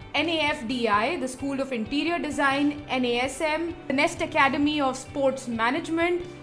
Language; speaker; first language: English; non-native, local second language; Hindi